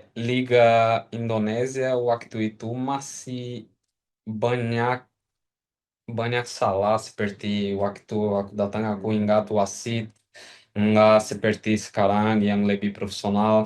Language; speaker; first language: Indonesian; non-native, fluent; Portuguese